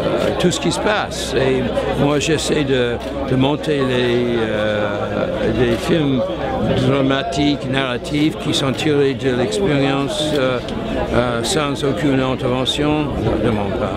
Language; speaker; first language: French; non-native, learner; English